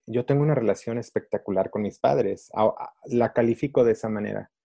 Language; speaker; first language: Spanish; early bilingual, other home language; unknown